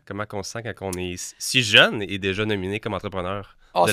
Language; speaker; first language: French; native; French